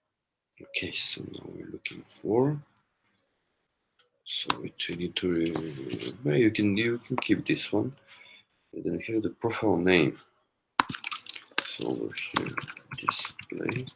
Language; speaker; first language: English; non-native, fluent; Korean